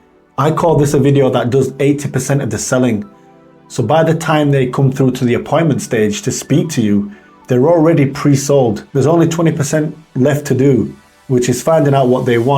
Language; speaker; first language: English; native; English